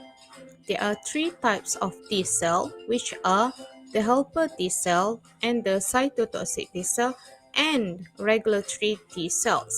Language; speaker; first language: English; non-native, fluent; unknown